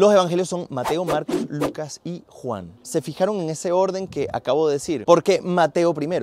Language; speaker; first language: Spanish; native; Spanish